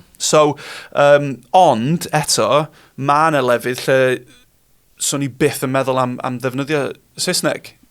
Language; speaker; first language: Welsh; non-native, local second language; English